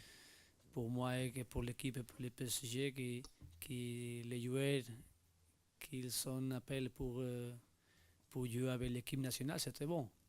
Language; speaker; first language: French; non-native, learner; Spanish